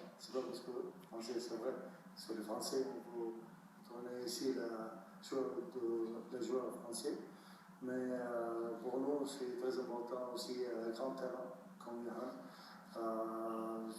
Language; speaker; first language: French; non-native, learner; Arabic